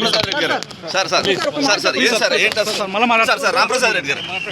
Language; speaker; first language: Telugu; native; Telugu